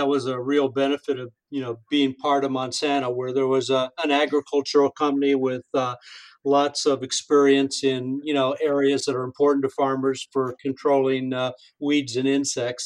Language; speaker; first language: English; native; English